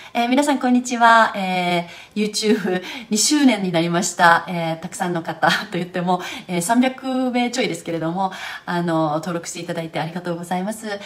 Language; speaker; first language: Japanese; early bilingual, heritage; Japanese